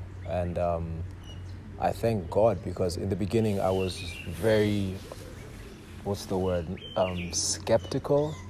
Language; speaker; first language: English; non-native, local second language; Yoruba